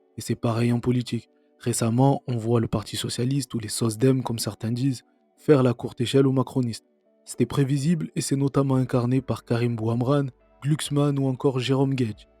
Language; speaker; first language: French; native; French